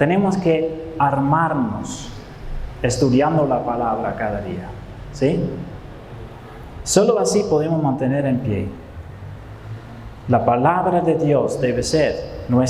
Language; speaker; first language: Spanish; non-native, fluent; Dutch